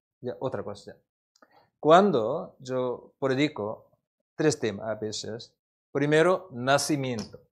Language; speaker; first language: Spanish; non-native, learner; Korean